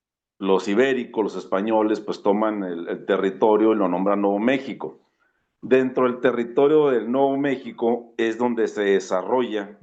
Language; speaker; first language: Spanish; native; Spanish